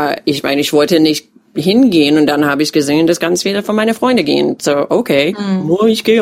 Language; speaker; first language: German; non-native, fluent; English